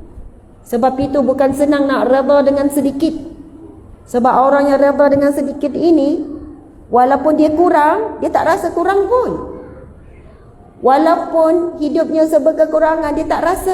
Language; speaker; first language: Malay; native; Malay